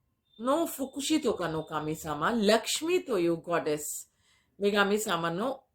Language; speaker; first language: Japanese; non-native, fluent; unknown